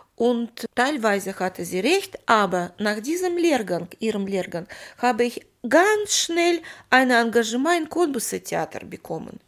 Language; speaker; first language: German; non-native, fluent; Romanian